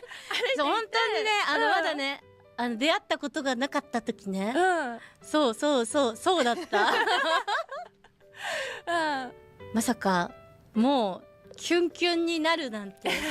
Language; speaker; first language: Japanese; native; Japanese